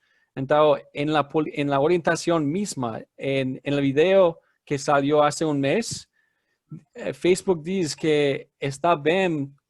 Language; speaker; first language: Spanish; non-native, fluent; English